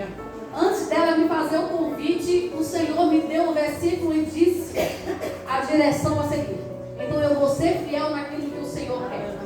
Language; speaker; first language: Portuguese; native; Portuguese